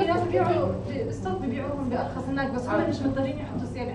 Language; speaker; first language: Arabic; native; Arabic